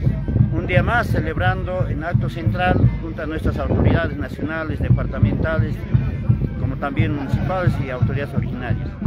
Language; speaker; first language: Spanish; non-native, local second language; Aymara